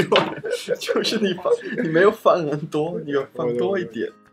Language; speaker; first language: Chinese; non-native, fluent; Danish